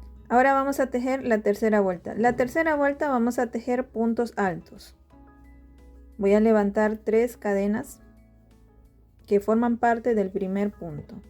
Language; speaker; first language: Spanish; native; Spanish